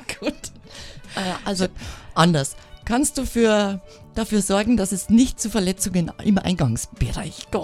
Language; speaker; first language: German; native; German